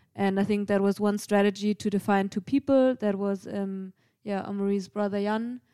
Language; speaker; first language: English; non-native, fluent; German